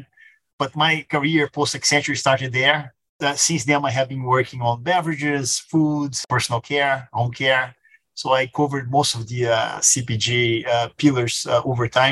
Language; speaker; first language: English; non-native, fluent; Portuguese